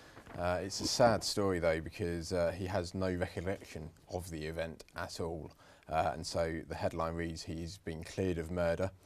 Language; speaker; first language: English; native; English